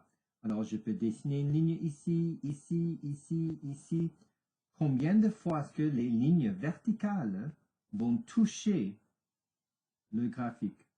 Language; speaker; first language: French; non-native, local second language; English